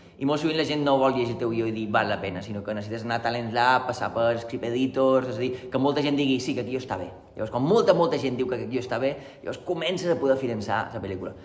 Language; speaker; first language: Catalan; native; Catalan